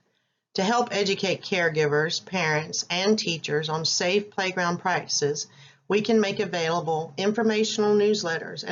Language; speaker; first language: English; native; English